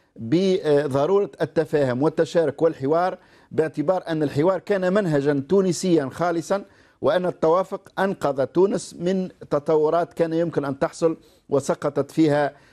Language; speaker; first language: Arabic; native; Arabic